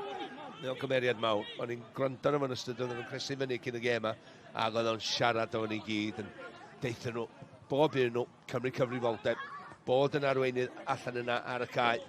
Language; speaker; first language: Welsh; native; Welsh